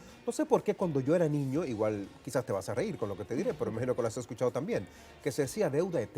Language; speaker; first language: Spanish; native; Spanish